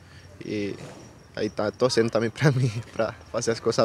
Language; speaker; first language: Portuguese; non-native, fluent; Spanish